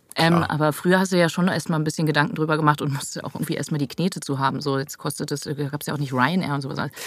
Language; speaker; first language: German; native; German